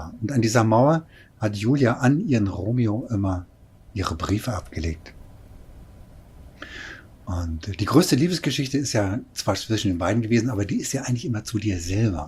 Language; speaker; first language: German; native; German